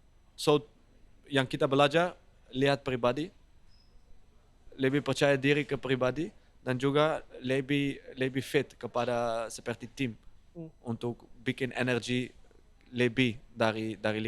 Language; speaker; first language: Indonesian; non-native, fluent; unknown